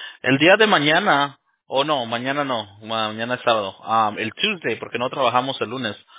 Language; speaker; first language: Spanish; early bilingual, heritage; Spanish